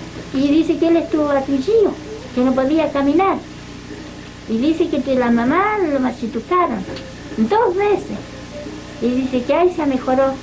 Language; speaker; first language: Spanish; native; Spanish